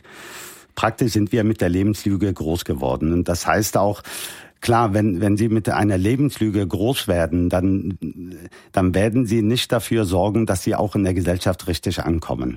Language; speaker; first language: German; early bilingual, other home language; Turkish